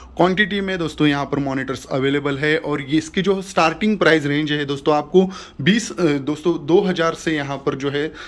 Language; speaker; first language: Hindi; non-native, local second language; Marathi